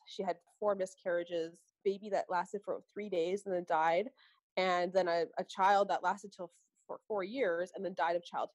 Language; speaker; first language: English; native; English